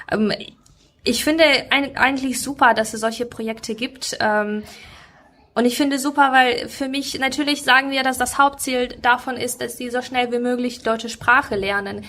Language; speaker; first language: German; non-native, fluent; Ukrainian